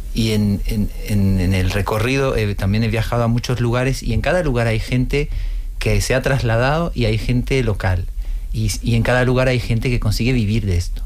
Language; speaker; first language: Spanish; non-native, fluent; French